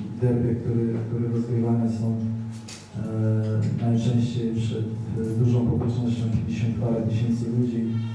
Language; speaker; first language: Polish; non-native, fluent; Serbian